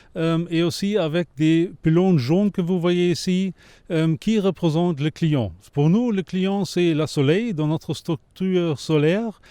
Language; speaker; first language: French; non-native, fluent; German